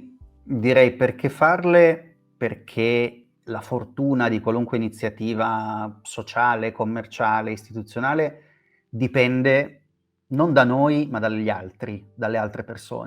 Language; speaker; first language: Italian; native; Italian